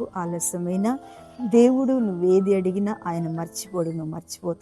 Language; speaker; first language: Telugu; native; Telugu